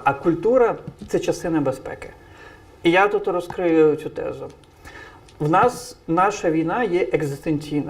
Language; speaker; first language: Ukrainian; non-native, fluent; Crimean Tatar